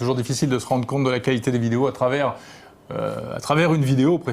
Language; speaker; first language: French; native; French